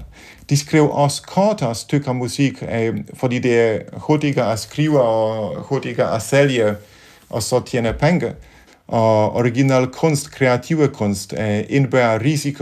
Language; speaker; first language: Danish; non-native, fluent; Polish